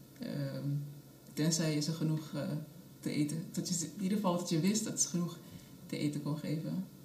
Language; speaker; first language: Dutch; early bilingual, other home language; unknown